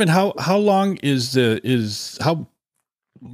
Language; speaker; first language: English; native; English